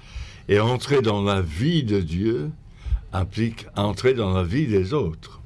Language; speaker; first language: French; non-native, fluent; English